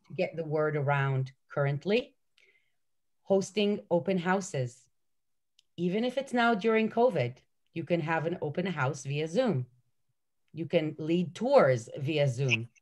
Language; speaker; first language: English; non-native, fluent; Hebrew